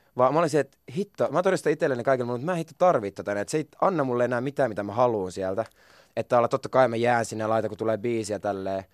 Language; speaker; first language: Finnish; non-native, local second language; Swedish